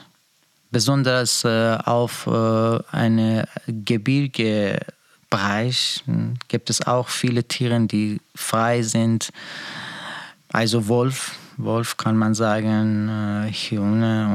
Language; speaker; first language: German; non-native, learner; Persian